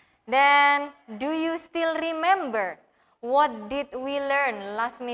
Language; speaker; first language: English; non-native, fluent; Indonesian